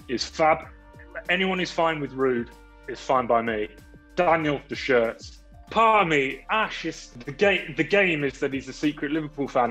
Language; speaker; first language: English; native; English